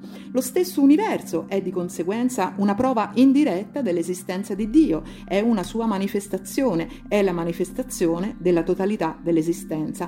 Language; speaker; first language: Italian; native; Italian